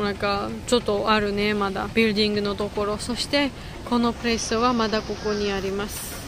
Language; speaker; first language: Japanese; non-native, learner; Georgian